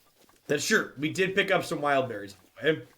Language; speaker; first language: English; native; English